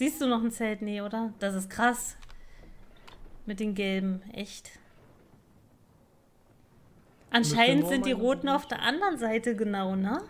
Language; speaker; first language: German; native; German